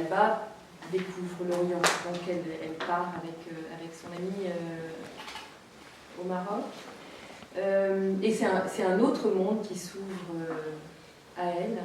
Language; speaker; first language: French; native; French